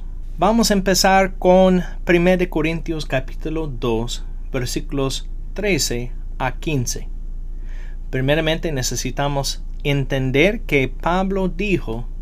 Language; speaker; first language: Spanish; non-native, fluent; English